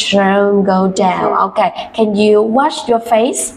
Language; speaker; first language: English; non-native, fluent; Vietnamese